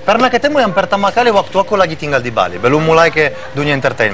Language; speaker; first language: Indonesian; non-native, fluent; Italian